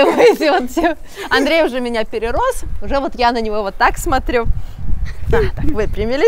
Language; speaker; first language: Russian; native; Russian